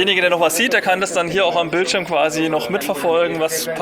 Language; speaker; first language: German; native; German